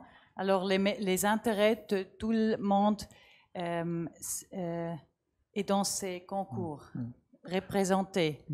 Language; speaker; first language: French; non-native, learner; German